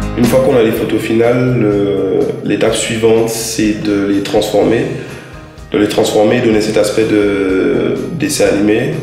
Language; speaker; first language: French; native; French